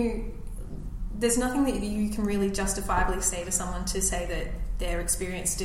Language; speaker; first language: English; native; English